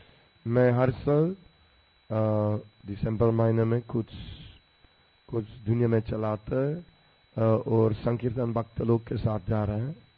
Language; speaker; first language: Hindi; non-native, fluent; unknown